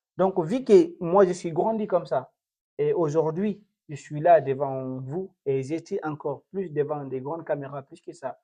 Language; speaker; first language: French; non-native, local second language; Fula